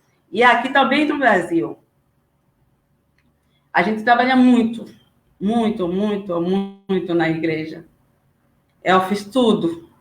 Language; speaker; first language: Portuguese; non-native, learner; Haitian Creole